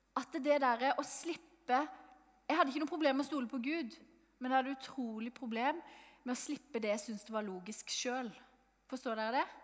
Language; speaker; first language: Norwegian; native; Norwegian